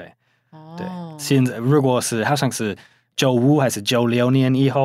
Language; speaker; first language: Chinese; non-native, fluent; English